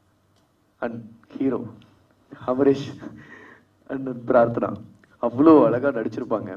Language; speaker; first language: Tamil; non-native, fluent; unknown